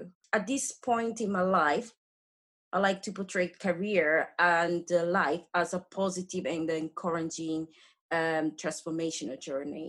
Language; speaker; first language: English; non-native, fluent; Italian